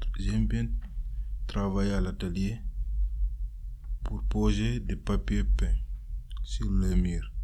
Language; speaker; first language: French; non-native, learner; Fula